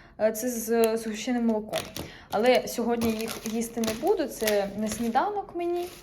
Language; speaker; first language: Ukrainian; non-native, local second language; Russian